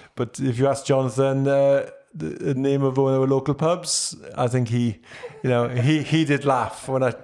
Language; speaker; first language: English; native; English